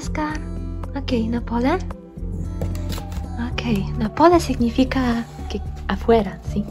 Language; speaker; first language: Spanish; non-native, learner; Polish